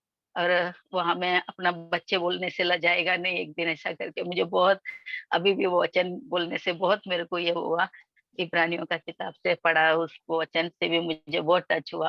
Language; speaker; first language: Hindi; non-native, local second language; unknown